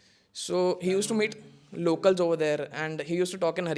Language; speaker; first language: English; non-native, local second language; Hindi